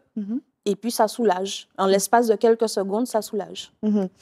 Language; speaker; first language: French; native; French